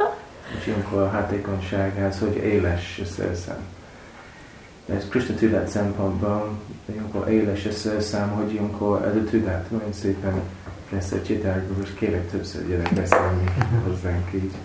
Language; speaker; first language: Hungarian; non-native, learner; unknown